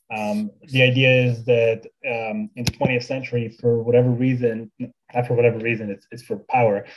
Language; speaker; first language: English; early bilingual, other home language; Bulgarian